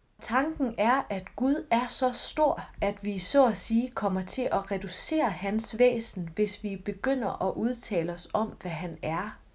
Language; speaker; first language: Danish; native; Danish